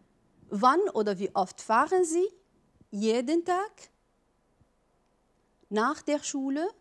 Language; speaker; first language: German; non-native, fluent; Arabic